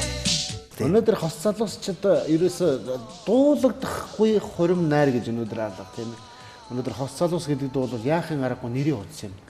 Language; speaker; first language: Mongolian; native; Mongolian